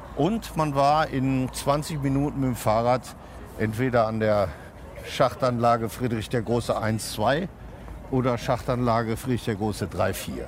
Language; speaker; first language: German; native; German